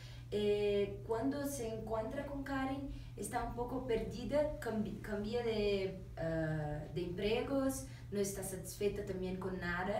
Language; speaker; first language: Portuguese; non-native, learner; Spanish